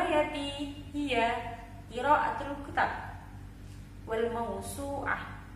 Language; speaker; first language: Arabic; non-native, learner; Indonesian